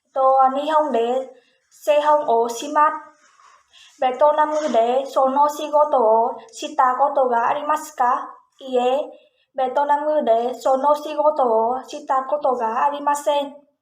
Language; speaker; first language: Japanese; non-native, learner; Vietnamese